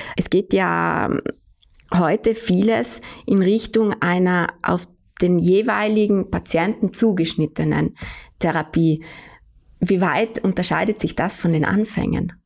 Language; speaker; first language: German; native; German